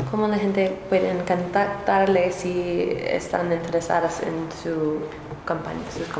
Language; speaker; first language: Spanish; non-native, learner; English